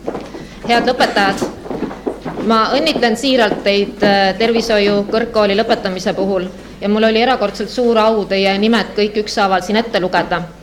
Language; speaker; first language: Estonian; native; Estonian